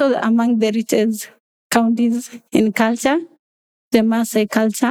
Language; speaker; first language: English; non-native, local second language; Masai